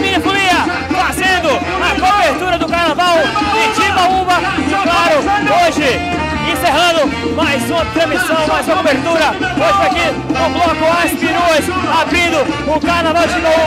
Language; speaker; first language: Portuguese; native; Portuguese